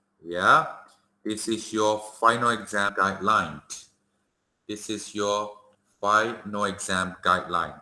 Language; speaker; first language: English; non-native, fluent; Thai